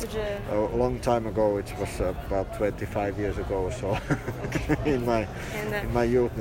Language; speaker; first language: English; non-native, fluent; Finnish